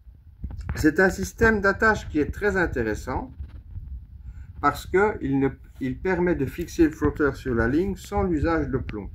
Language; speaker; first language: French; native; French